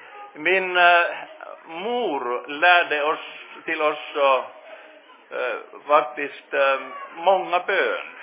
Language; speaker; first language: Swedish; non-native, fluent; Finnish